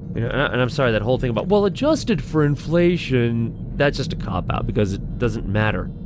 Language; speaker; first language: English; native; English